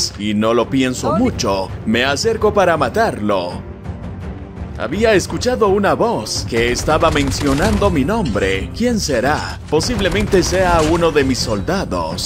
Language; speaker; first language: Spanish; native; Spanish